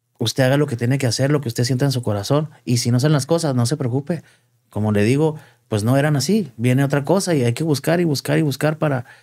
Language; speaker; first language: Spanish; native; Spanish